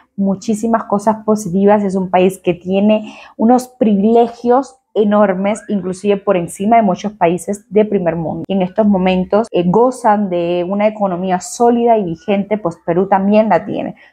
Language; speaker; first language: Spanish; native; Spanish